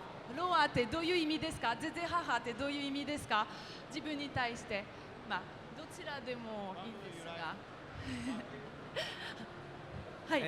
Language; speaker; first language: Japanese; non-native, fluent; French